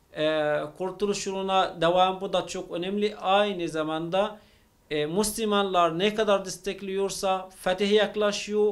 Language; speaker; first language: Turkish; non-native, fluent; Arabic